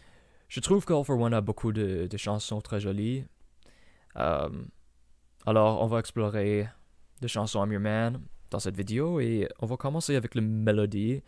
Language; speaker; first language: French; non-native, local second language; English